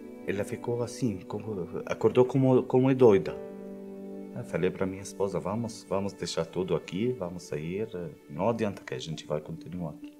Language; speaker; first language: Portuguese; non-native, learner; Arabic